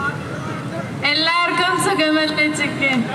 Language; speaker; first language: Malayalam; non-native, learner; Hindi